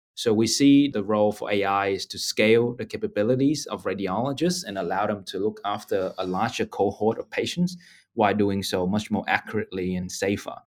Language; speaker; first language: English; non-native, fluent; Vietnamese